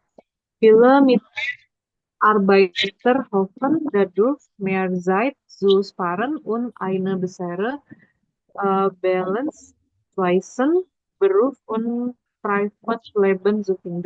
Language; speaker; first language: German; non-native, learner; Indonesian